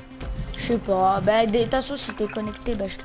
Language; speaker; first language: French; native; French